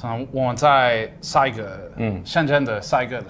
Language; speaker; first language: Chinese; non-native, learner; English